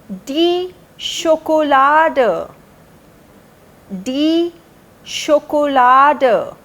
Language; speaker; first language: German; non-native, fluent; Hindi